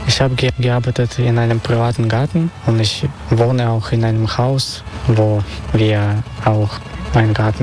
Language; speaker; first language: German; non-native, fluent; Russian